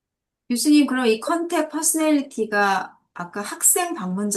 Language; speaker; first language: Korean; native; Korean